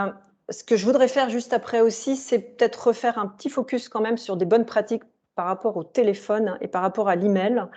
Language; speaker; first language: French; native; French